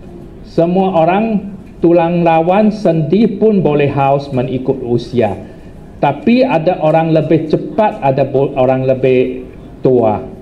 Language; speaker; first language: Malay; non-native, local second language; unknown